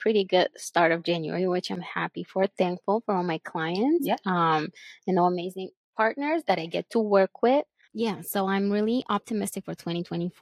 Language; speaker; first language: English; non-native, fluent; Bulgarian